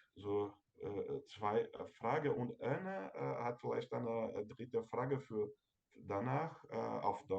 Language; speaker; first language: German; non-native, fluent; Portuguese